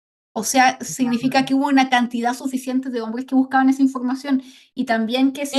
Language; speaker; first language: Spanish; native; Spanish